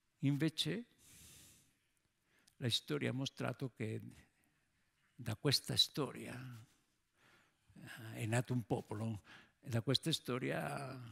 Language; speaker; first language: Italian; non-native, fluent; Spanish